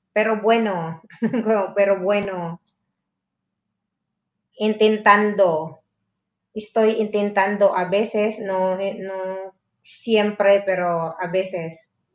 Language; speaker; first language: Spanish; non-native, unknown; Filipino